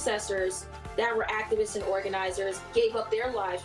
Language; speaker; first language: English; native; English